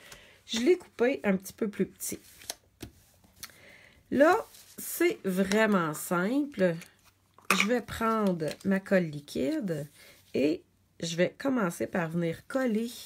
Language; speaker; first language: French; native; French